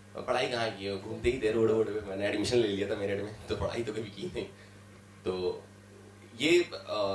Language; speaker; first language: Hindi; native; Hindi